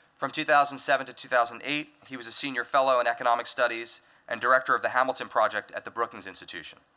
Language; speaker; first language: English; native; English